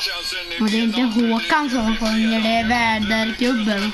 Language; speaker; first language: Swedish; native; Swedish